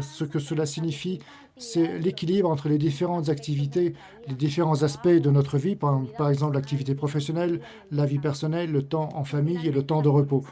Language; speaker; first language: French; native; French